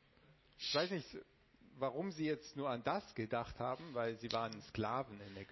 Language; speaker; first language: German; non-native, fluent; Romanian